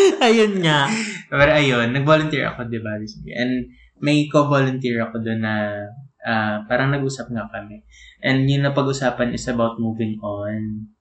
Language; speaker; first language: Filipino; native; Filipino